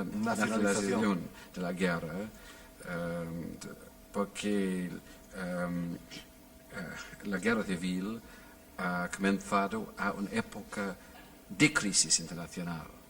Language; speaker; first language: Spanish; non-native, fluent; English